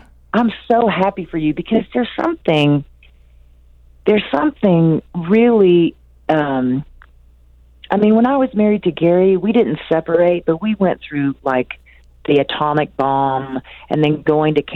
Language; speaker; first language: English; native; English